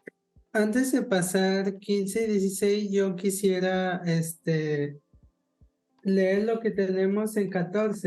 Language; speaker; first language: Spanish; non-native, local second language; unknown